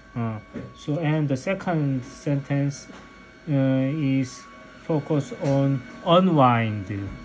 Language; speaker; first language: English; non-native, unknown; Korean